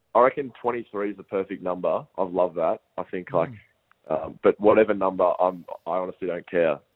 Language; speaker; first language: English; native; English